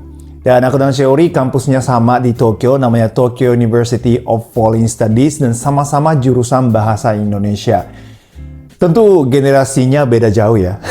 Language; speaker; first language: Indonesian; non-native, fluent; Japanese